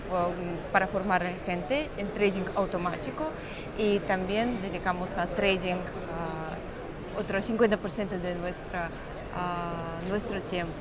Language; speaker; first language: Spanish; non-native, fluent; Russian